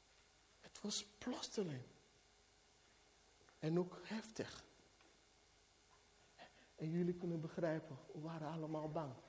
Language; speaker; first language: Dutch; non-native, fluent; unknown